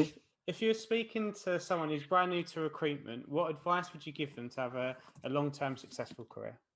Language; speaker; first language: English; native; English